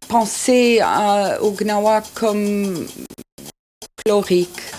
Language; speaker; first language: French; non-native, fluent; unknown